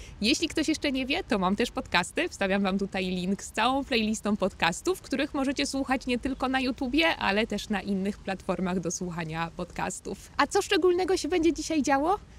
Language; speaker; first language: Polish; native; Polish